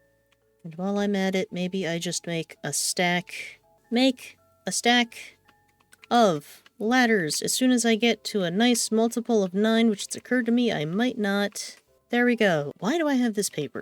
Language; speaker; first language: English; native; English